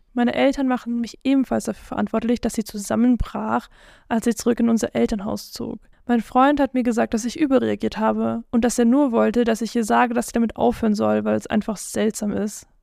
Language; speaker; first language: German; non-native, fluent; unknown